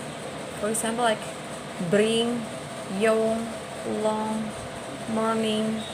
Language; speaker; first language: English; non-native, learner; Indonesian